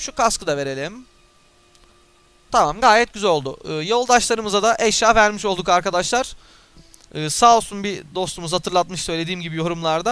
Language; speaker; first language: Turkish; native; Turkish